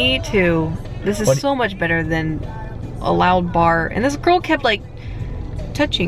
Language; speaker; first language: English; native; English